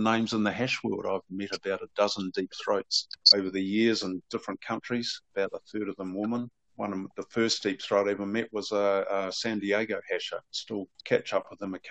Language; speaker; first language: English; native; English